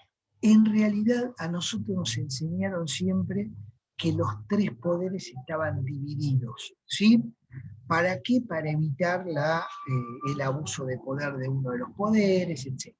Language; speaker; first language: Spanish; native; Spanish